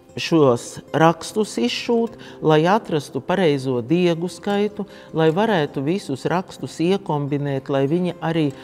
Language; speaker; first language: Latvian; native; Latvian